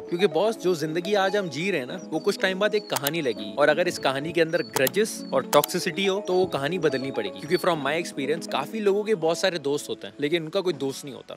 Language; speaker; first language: Urdu; native; Urdu